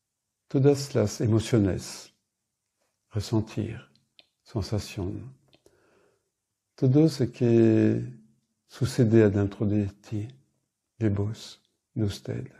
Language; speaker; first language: Spanish; non-native, fluent; French